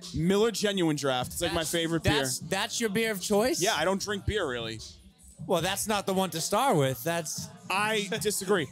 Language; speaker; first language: English; native; English